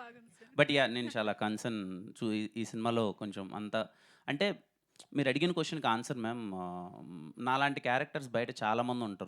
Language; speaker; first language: Telugu; native; Telugu